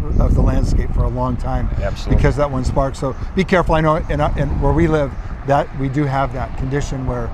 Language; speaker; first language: English; native; English